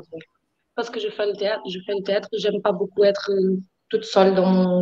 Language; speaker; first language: French; non-native, fluent; Portuguese